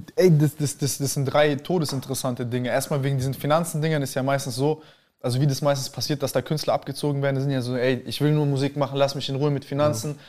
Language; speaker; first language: German; native; German